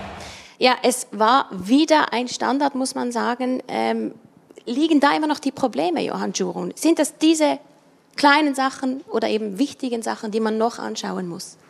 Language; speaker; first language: German; native; German